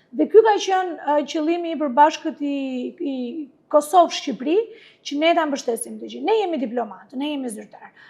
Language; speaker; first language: Albanian; non-native, local second language; Greek